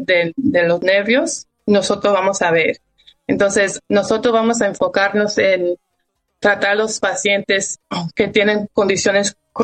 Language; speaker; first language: Spanish; early bilingual, heritage; Spanish